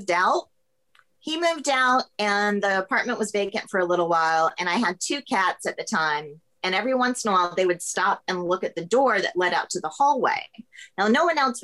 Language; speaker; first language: English; native; English